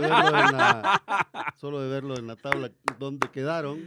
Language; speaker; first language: Spanish; native; Spanish